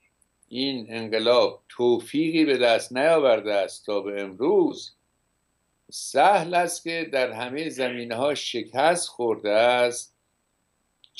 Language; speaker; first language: Persian; native; Persian